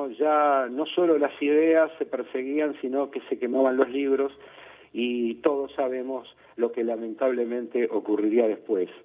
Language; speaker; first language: Spanish; native; Spanish